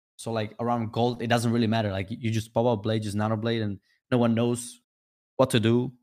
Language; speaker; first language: English; non-native, fluent; Vietnamese